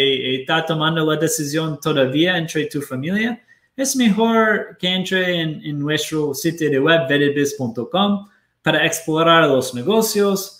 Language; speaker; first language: Spanish; non-native, fluent; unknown